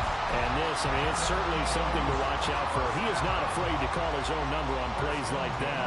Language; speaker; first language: English; native; English